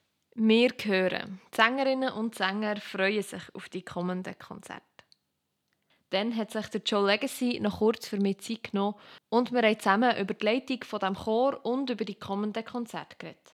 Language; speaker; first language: German; native; German